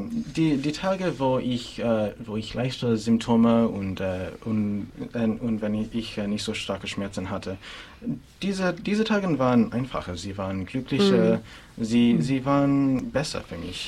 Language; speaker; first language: German; non-native, fluent; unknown